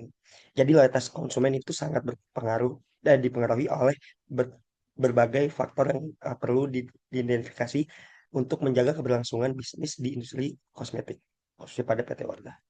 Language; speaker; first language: Indonesian; native; Indonesian